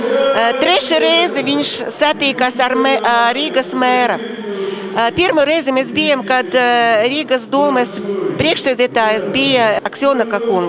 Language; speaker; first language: Latvian; non-native, local second language; Russian